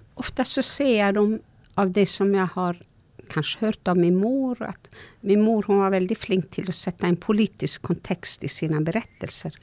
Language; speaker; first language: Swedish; non-native, local second language; Northern Sami